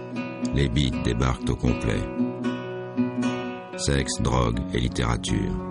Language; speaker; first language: French; native; French